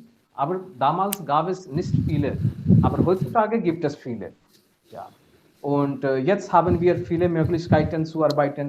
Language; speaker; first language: German; non-native, fluent; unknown